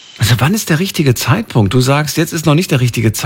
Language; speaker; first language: German; native; German